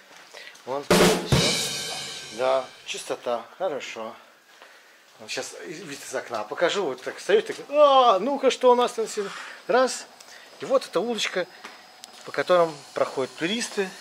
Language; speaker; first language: Russian; native; Russian